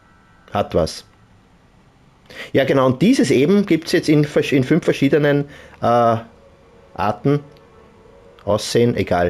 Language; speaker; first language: German; native; German